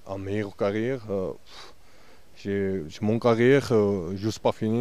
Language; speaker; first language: French; non-native, learner; Georgian